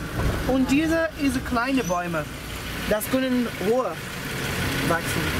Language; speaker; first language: German; non-native, learner; Portuguese